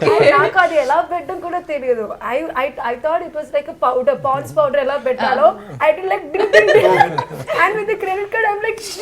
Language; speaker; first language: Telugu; non-native, learner; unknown